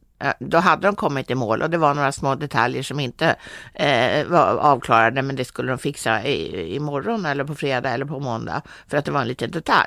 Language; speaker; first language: Swedish; native; Swedish